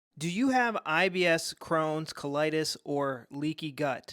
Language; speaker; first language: English; native; English